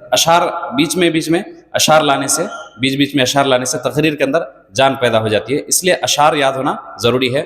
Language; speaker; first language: Urdu; native; Urdu